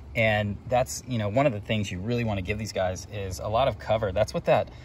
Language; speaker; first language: English; native; English